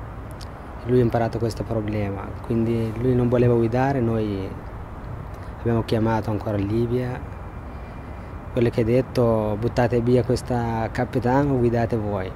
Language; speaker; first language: Italian; non-native, learner; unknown